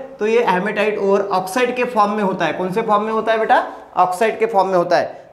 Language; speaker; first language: Hindi; non-native, local second language; Marathi